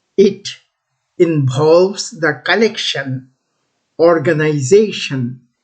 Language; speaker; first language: English; non-native, local second language; Bangla